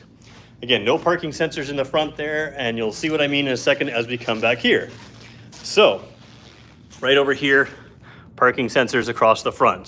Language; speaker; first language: English; native; English